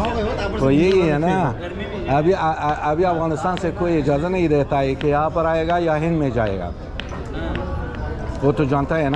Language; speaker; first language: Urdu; non-native, learner; Persian